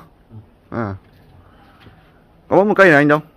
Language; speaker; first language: Vietnamese; native; Vietnamese